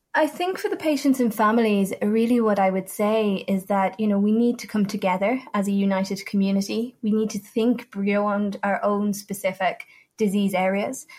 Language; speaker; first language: English; non-native, fluent; Italian